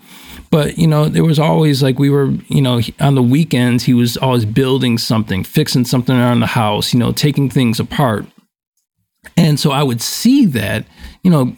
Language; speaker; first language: English; native; English